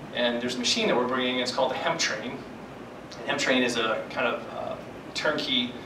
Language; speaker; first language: English; native; English